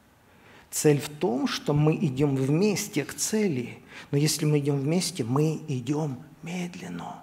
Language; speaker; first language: Russian; native; Russian